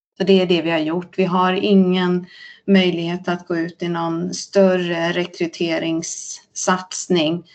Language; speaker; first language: Swedish; native; Swedish